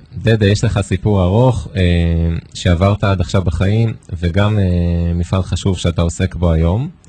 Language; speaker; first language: Hebrew; native; Hebrew